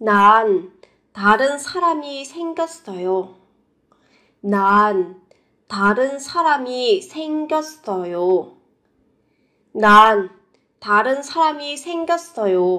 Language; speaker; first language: Korean; non-native, fluent; Vietnamese